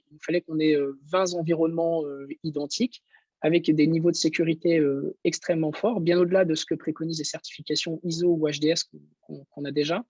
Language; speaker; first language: French; native; French